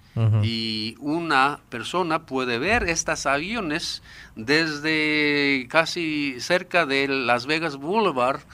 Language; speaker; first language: Spanish; non-native, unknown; Japanese